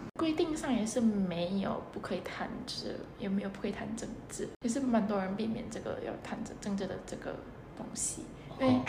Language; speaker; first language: Chinese; non-native, fluent; Indonesian